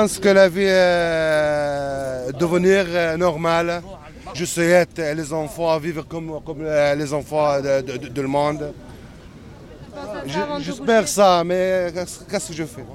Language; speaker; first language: French; non-native, learner; Arabic